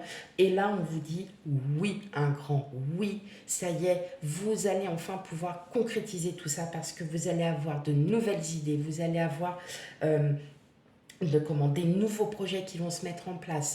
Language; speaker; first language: French; native; French